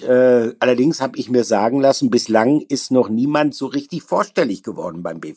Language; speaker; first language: German; native; German